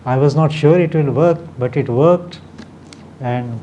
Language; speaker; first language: English; non-native, local second language; Marathi